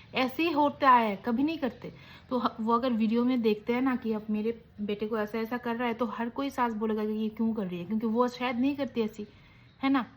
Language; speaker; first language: Hindi; non-native, local second language; Bangla